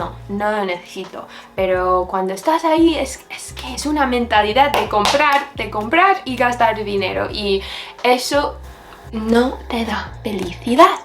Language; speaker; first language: Spanish; non-native, fluent; English